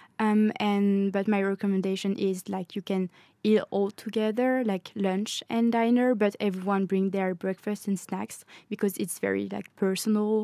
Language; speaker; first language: English; non-native, fluent; French